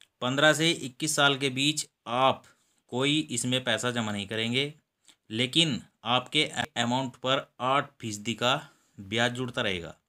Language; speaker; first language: Hindi; native; Hindi